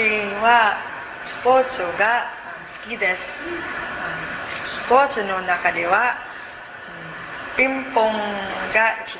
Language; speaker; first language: Japanese; non-native, learner; Cebuano